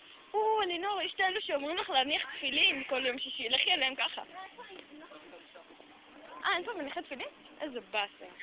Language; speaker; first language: Hebrew; native; Hebrew